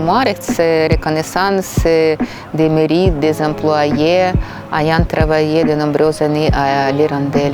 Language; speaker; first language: French; non-native, fluent; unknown